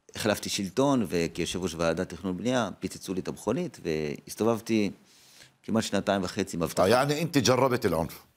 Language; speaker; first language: Hebrew; native; Hebrew